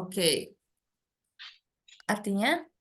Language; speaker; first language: Indonesian; native; Indonesian